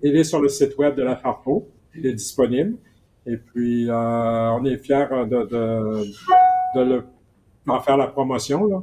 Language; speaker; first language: French; native; French